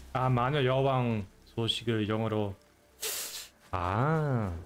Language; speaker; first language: Korean; non-native, fluent; German